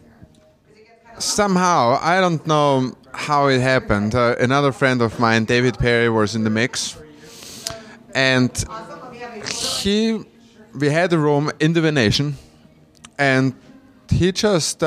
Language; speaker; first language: English; non-native, fluent; German